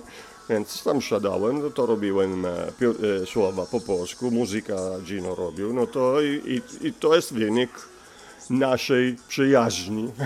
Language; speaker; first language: Polish; non-native, fluent; Italian